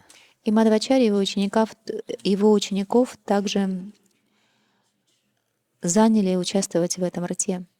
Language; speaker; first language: Russian; native; Russian